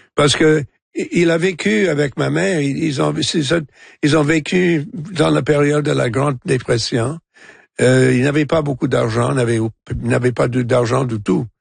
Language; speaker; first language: French; non-native, local second language; English